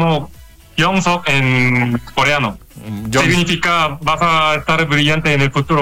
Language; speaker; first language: Spanish; non-native, fluent; Korean